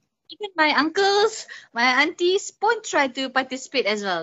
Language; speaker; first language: English; non-native, local second language; Malay